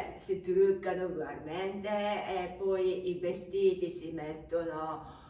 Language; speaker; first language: Italian; non-native, fluent; Japanese